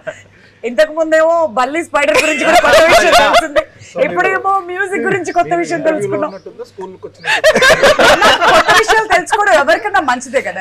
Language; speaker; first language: Telugu; native; Telugu